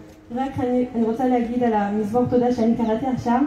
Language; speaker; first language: Hebrew; non-native, fluent; French